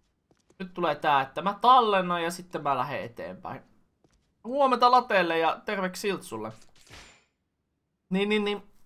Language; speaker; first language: Finnish; native; Finnish